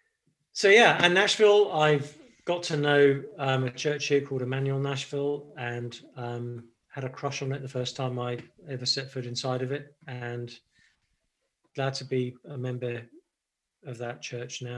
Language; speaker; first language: English; native; English